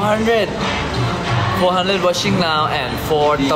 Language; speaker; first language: English; non-native, learner; Thai